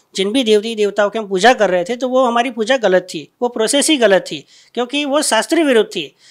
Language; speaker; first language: Hindi; non-native, local second language; Gujarati